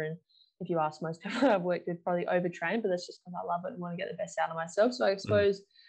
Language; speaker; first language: English; native; English